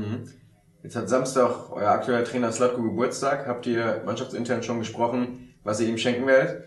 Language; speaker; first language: German; native; German